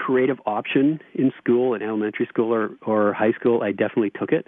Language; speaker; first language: English; native; English